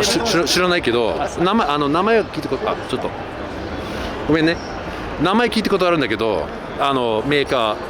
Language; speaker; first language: Japanese; non-native, fluent; English